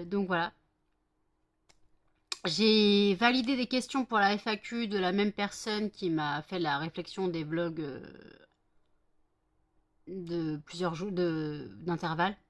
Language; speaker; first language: French; native; French